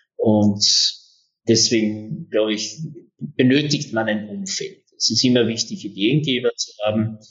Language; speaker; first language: German; native; German